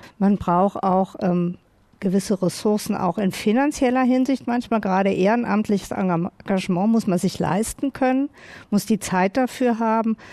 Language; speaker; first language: German; native; German